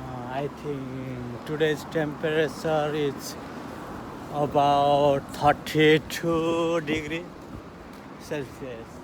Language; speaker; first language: English; non-native, learner; Nepali